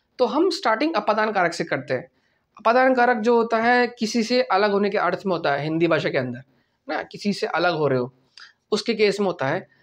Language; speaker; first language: Hindi; native; Hindi